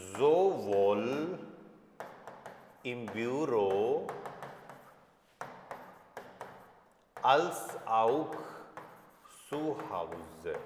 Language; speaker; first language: German; non-native, fluent; Hindi